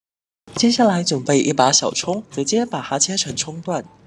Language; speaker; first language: Chinese; native; Chinese